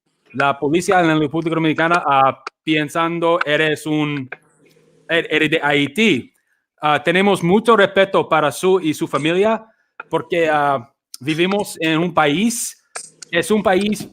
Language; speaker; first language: Spanish; non-native, learner; English